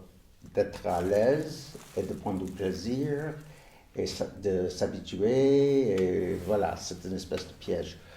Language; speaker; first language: French; non-native, fluent; English